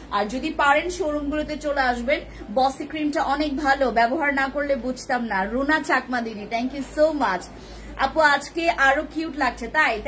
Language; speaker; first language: Bangla; non-native, local second language; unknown